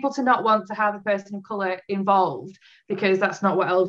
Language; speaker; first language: English; native; English